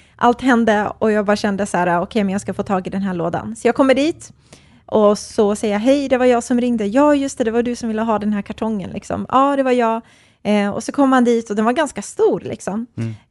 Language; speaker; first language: Swedish; early bilingual, other home language; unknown